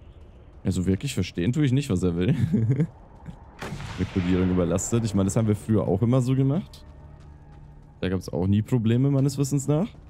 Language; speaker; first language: German; native; German